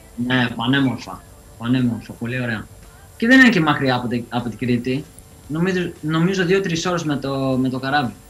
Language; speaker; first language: Greek; early bilingual, other home language; English